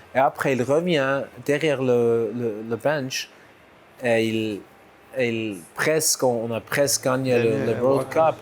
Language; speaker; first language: French; non-native, local second language; German